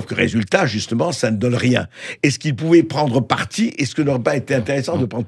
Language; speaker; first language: French; native; French